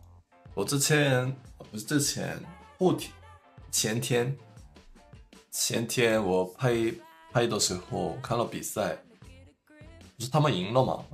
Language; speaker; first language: Chinese; non-native, fluent; Korean